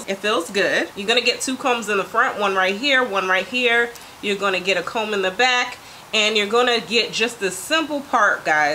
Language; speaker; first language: English; native; English